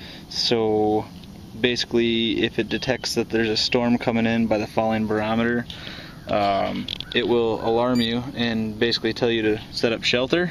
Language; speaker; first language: English; native; English